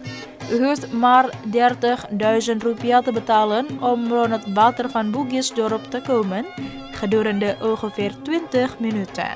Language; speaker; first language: Dutch; non-native, fluent; Indonesian